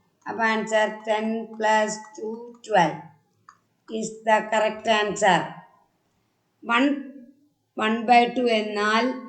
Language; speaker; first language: English; non-native, local second language; Malayalam